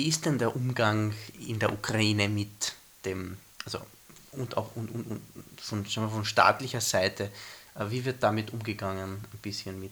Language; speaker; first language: German; native; German